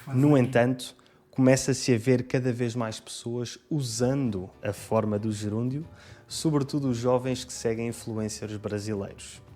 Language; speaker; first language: Portuguese; native; Portuguese